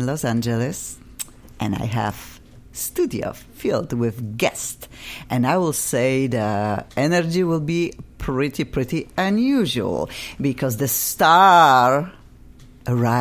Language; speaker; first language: English; non-native, fluent; Polish